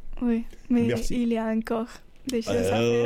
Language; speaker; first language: French; non-native, learner; Spanish